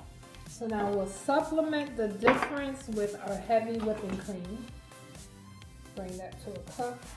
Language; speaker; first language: English; native; English